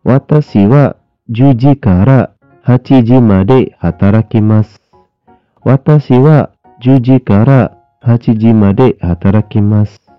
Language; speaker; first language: Japanese; non-native, learner; Indonesian